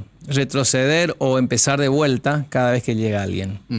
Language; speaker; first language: Spanish; native; Spanish